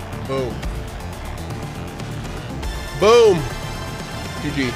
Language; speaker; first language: English; native; English